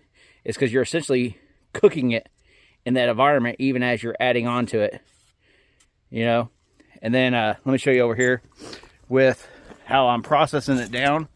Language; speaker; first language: English; native; English